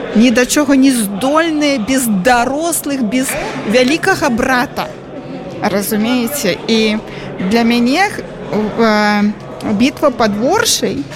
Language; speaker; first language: Belarusian; non-native, local second language; Russian